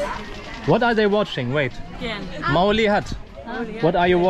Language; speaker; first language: English; non-native, fluent; German